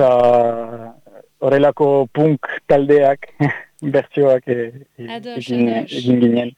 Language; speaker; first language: Basque; non-native, local second language; French